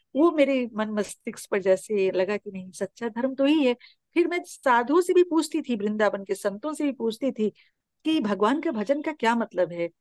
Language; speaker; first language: Hindi; native; Hindi